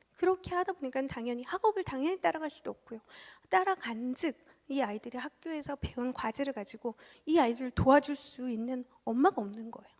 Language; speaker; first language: Korean; early bilingual, heritage; Korean